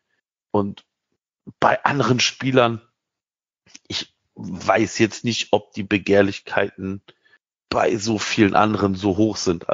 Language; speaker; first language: German; native; German